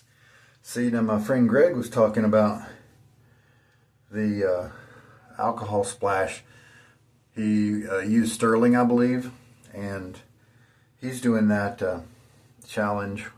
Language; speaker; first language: English; native; English